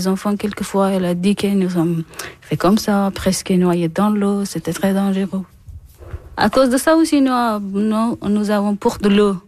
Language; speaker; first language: French; non-native, learner; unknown